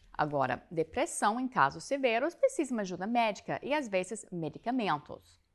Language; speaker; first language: Portuguese; non-native, fluent; English